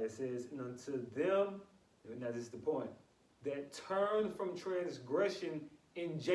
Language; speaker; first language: English; native; English